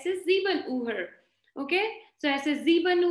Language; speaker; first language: German; non-native, fluent; Hindi